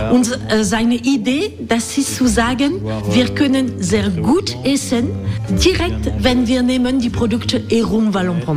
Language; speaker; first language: German; non-native, learner; French